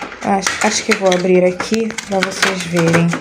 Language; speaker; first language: Portuguese; non-native, local second language; Kabuverdianu